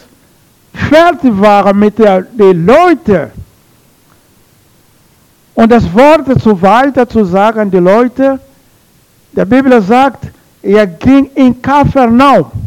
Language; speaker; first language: German; non-native, learner; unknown